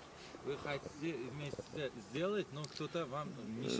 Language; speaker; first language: Russian; non-native, local second language; Uzbek